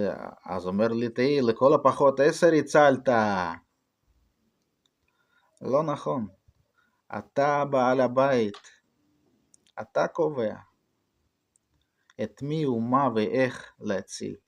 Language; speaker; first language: Hebrew; non-native, fluent; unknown